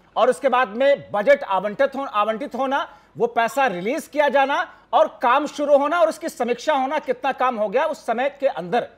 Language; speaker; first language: Hindi; native; Hindi